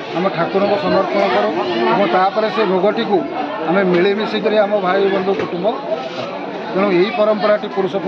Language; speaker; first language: Odia; native; Odia